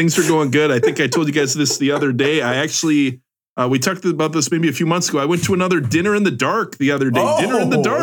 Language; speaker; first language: English; native; English